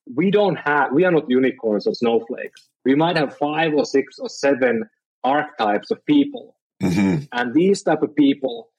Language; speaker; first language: English; non-native, fluent; Finnish